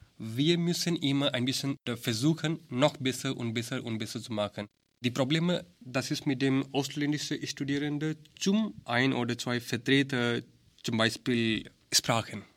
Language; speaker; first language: German; non-native, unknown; Hindi